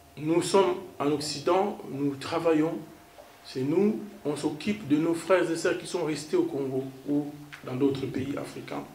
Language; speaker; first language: French; non-native, local second language; Kongo